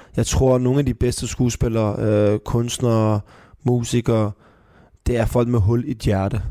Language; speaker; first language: Danish; early bilingual, other home language; Persian